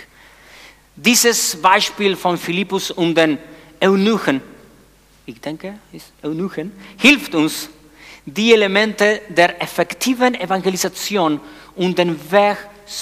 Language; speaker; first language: German; non-native, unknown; Spanish